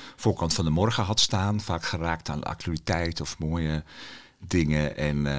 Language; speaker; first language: Dutch; native; Dutch